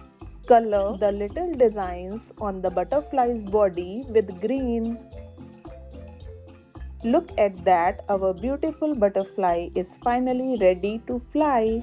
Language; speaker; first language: English; non-native, local second language; Hindi